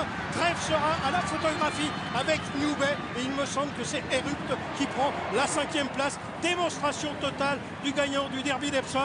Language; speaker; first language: French; native; French